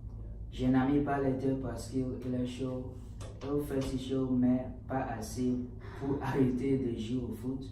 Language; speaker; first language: French; non-native, learner; English